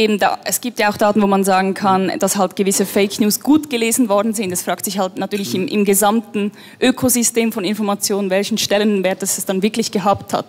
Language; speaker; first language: German; native; German